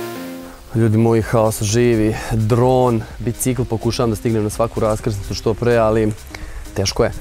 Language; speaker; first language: Serbian; native; Serbian